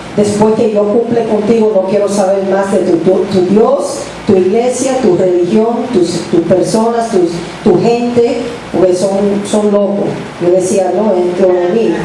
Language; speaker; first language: Spanish; early bilingual, heritage; English